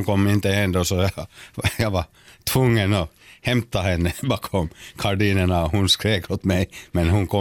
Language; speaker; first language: Swedish; non-native, local second language; Finnish